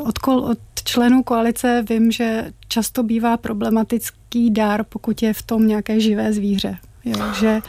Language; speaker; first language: Czech; native; Czech